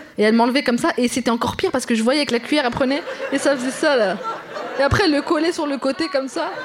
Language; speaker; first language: French; early bilingual, other home language; Arabic